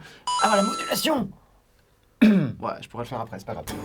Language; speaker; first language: French; native; French